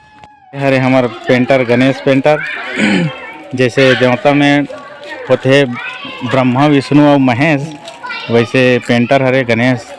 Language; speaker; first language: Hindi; non-native, local second language; Chhattisgarhi